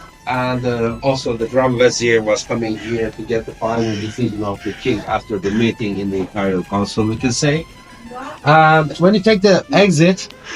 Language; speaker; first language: English; non-native, fluent; Turkish